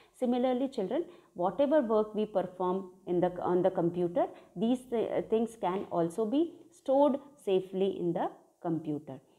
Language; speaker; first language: Hindi; native; Hindi